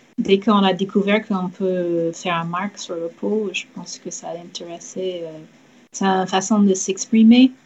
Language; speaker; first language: French; non-native, fluent; English